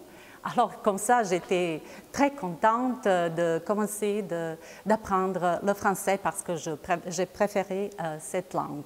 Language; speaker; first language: French; non-native, fluent; Bosnian